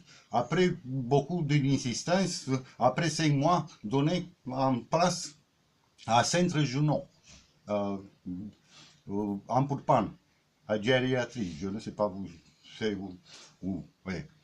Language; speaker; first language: French; non-native, learner; Romanian